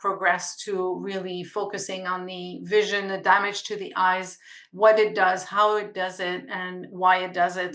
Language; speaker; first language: English; non-native, local second language; French